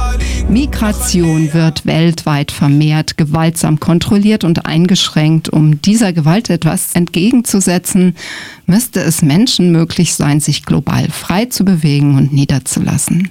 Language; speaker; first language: German; native; German